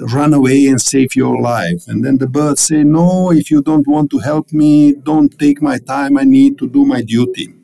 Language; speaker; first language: English; non-native, fluent; Bosnian